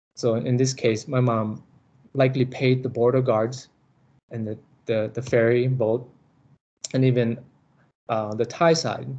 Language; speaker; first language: English; early bilingual, other home language; Lao